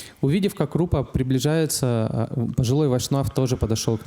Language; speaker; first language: Russian; native; Russian